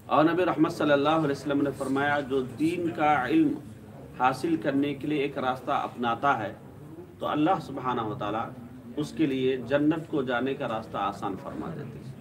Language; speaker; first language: Urdu; native; Urdu